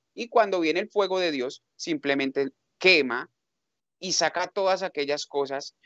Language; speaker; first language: Spanish; native; Spanish